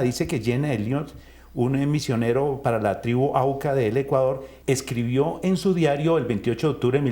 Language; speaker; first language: Spanish; native; Spanish